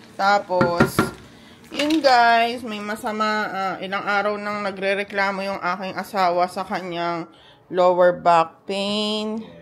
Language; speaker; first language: Filipino; native; Filipino